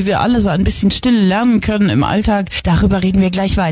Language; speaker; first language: German; native; German